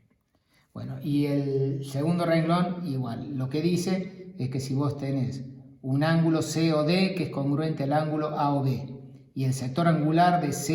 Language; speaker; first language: Spanish; native; Spanish